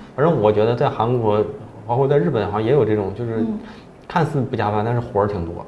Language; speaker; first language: Chinese; native; Chinese